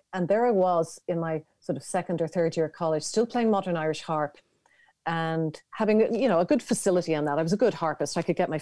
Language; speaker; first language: English; native; English